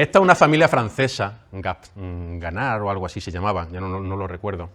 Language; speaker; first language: Spanish; native; Spanish